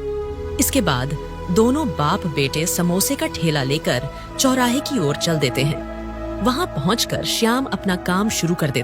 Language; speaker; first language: Hindi; native; Hindi